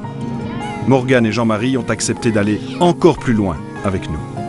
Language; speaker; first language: French; native; French